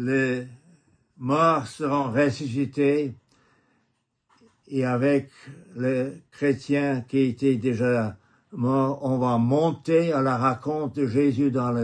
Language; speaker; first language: French; non-native, fluent; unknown